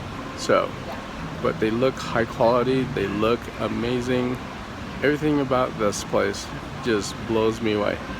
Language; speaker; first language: English; native; English